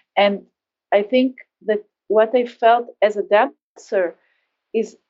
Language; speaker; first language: English; non-native, learner; Hebrew